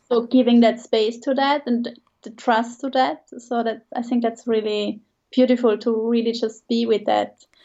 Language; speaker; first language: English; non-native, fluent; Swiss German